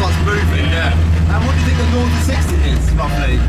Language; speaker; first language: English; native; English